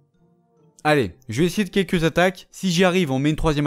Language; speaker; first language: French; native; French